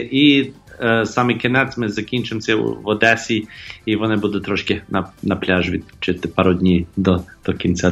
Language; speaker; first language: Ukrainian; non-native, fluent; English